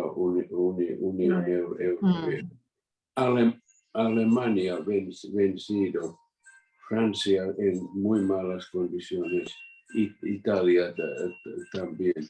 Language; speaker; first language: Spanish; non-native, fluent; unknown